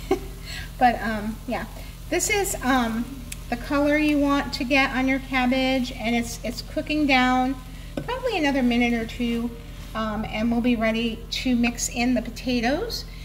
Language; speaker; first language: English; native; English